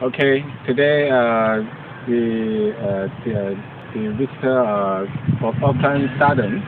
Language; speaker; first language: English; non-native, learner; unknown